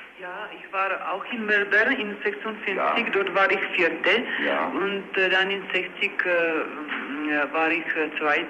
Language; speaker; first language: German; non-native, learner; Czech